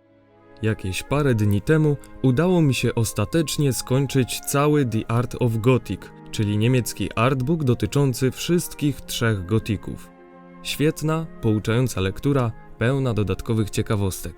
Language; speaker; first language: Polish; native; Polish